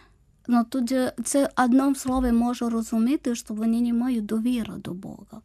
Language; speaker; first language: Ukrainian; non-native, learner; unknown